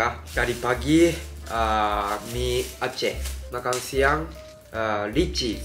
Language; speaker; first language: Indonesian; non-native, learner; Japanese